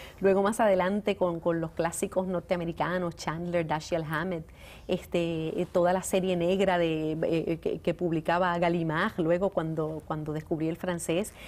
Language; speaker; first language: Spanish; native; Spanish